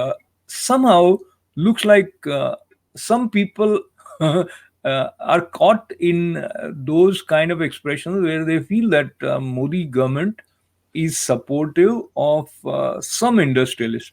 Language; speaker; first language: English; non-native, local second language; Hindi